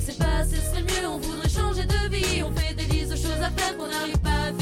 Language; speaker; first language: French; native; French